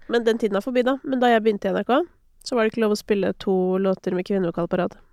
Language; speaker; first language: Norwegian; native; Norwegian